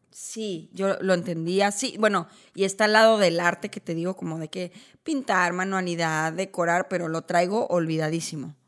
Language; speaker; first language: Spanish; native; Spanish